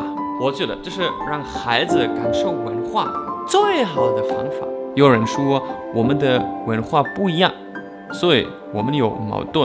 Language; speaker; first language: Chinese; non-native, fluent; German